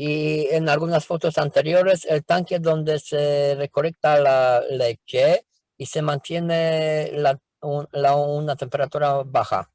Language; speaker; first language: Spanish; non-native, fluent; Romanian